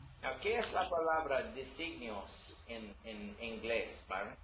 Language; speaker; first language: Spanish; non-native, learner; English